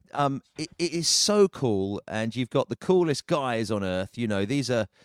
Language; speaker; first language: English; native; English